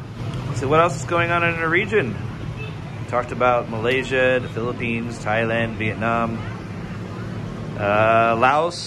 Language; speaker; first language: English; native; English